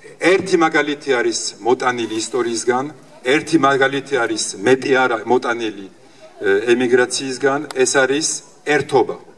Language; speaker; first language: Georgian; early bilingual, heritage; Georgian